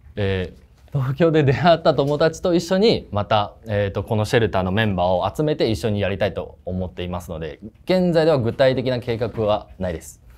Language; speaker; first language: Japanese; non-native, fluent; Chinese